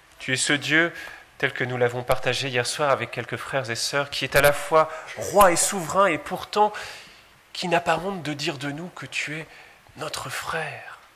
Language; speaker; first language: French; native; French